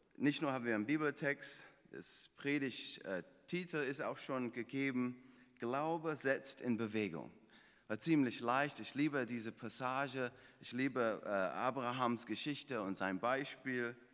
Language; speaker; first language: German; non-native, fluent; English